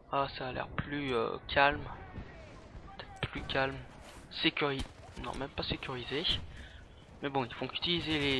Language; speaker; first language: French; native; French